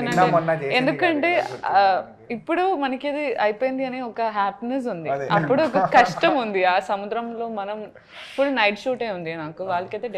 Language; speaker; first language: Telugu; non-native, learner; Malayalam